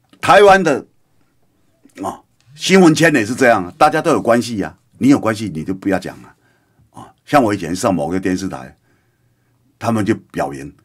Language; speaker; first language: Chinese; native; Chinese